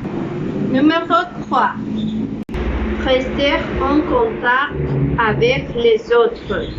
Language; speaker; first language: French; non-native, learner; Spanish